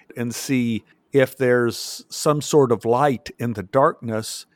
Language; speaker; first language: English; native; English